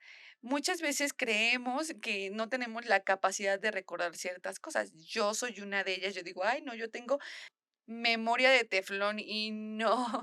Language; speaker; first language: Spanish; native; Spanish